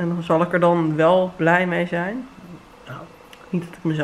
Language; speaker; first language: Dutch; native; Dutch